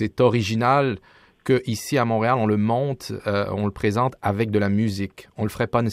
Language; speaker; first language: French; native; French